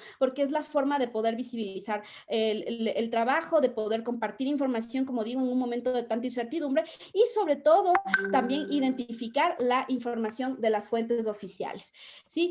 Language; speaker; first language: Spanish; native; Spanish